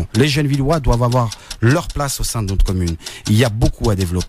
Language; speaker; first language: French; native; French